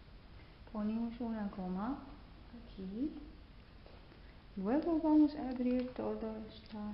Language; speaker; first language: Spanish; non-native, fluent; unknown